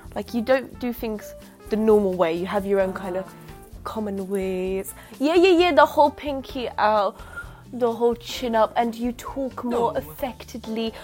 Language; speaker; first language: English; native; English